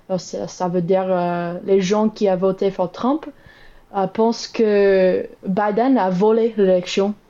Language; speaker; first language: French; non-native, learner; English